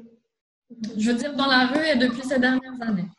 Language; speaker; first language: French; non-native, local second language; Arabic